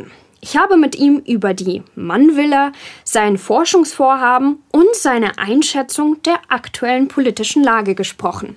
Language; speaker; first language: German; native; German